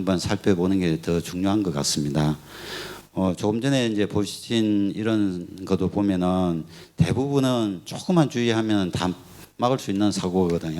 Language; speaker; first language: Korean; native; Korean